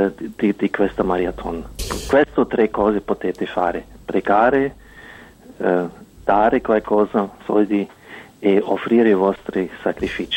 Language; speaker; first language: Italian; non-native, fluent; German